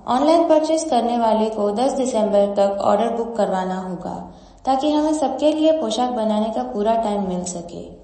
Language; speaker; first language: Hindi; non-native, local second language; Gujarati